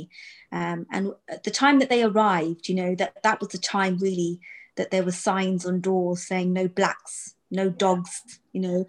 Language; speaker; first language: English; native; English